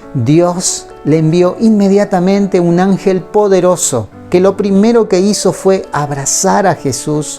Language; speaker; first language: Spanish; native; Spanish